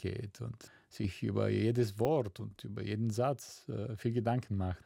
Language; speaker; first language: German; non-native, fluent; Bulgarian